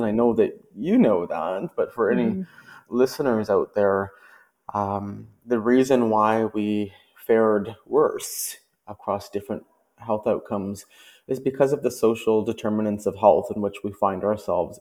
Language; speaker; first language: English; native; English